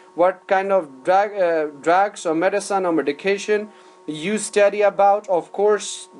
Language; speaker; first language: English; non-native, fluent; Persian